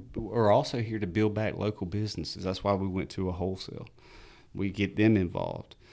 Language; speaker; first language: English; native; English